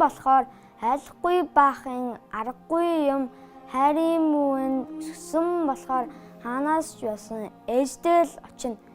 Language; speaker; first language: Mongolian; early bilingual, heritage; Mongolian